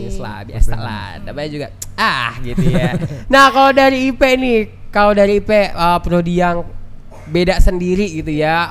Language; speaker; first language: Indonesian; native; Indonesian